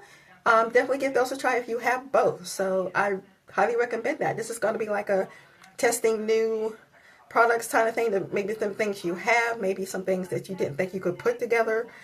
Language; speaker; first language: English; native; English